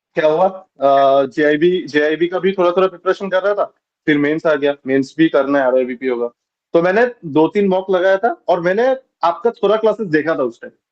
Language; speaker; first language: Hindi; non-native, local second language; Bangla